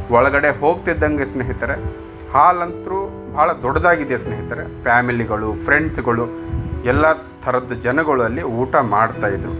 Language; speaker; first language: Kannada; non-native, local second language; Lambadi